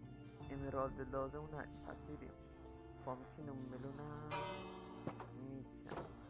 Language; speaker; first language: Persian; native; Persian